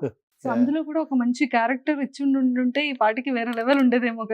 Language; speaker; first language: Telugu; native; Telugu